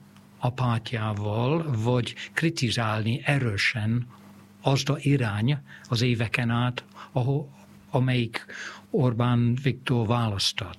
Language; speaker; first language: Hungarian; non-native, fluent; English